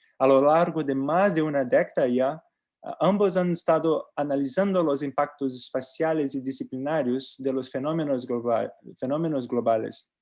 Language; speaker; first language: Spanish; non-native, learner; Portuguese